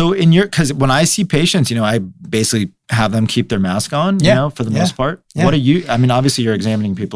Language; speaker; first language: English; native; English